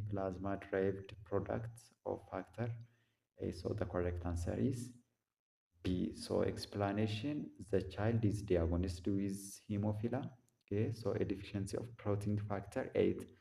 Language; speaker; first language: English; non-native, local second language; Amharic